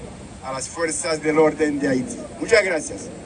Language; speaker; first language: Spanish; non-native, fluent; Haitian Creole